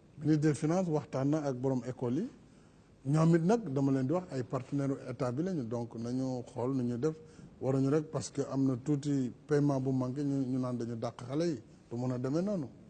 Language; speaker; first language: Wolof; non-native, local second language; Fula